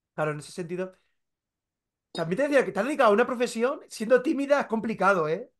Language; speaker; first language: Spanish; native; Spanish